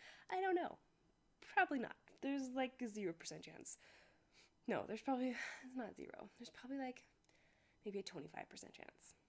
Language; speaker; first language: English; native; English